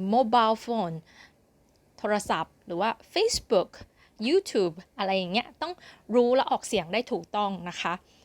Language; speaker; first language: Thai; native; Thai